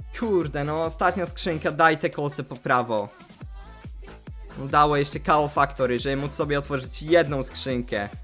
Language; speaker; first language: Polish; native; Polish